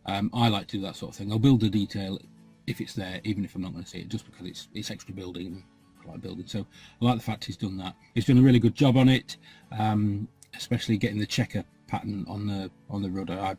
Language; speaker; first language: English; native; English